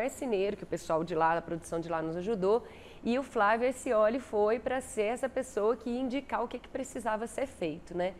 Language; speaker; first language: Portuguese; native; Portuguese